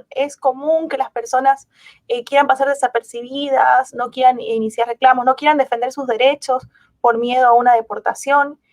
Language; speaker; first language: Spanish; native; Spanish